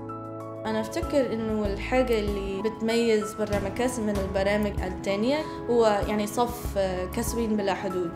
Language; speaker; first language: Arabic; non-native, fluent; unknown